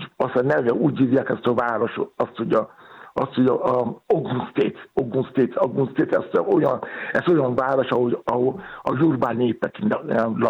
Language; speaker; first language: Hungarian; non-native, learner; Yoruba